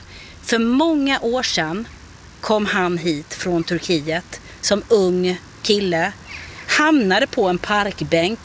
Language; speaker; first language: Swedish; native; Swedish